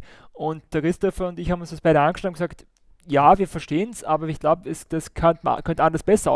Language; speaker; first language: German; native; German